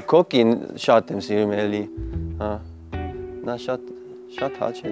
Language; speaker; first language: Armenian; non-native, learner; English